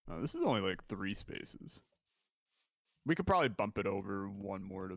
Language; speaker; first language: English; native; English